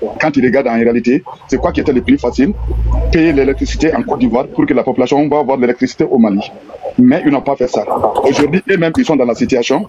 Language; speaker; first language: French; non-native, local second language; Bambara